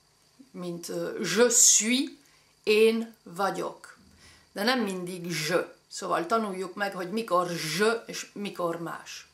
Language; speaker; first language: Hungarian; early bilingual, heritage; French